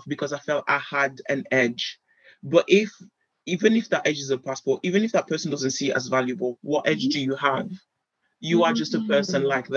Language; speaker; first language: English; native; English